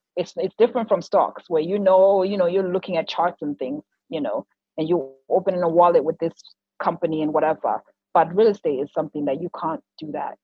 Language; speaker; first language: English; non-native, local second language; Shona